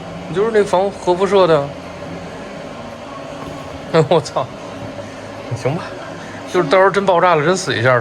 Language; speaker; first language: Chinese; native; Chinese